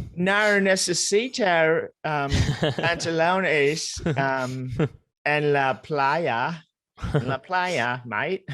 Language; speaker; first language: Spanish; non-native, learner; English